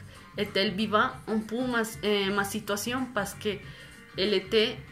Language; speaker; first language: French; non-native, fluent; Spanish